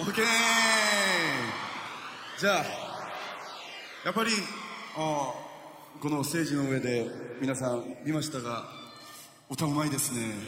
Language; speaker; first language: Japanese; non-native, fluent; Korean